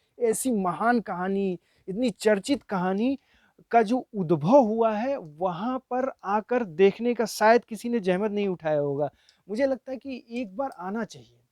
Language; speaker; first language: Hindi; native; Hindi